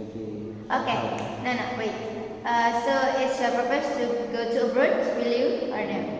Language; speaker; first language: English; non-native, learner; Indonesian